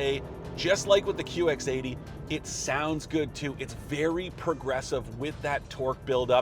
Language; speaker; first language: English; native; English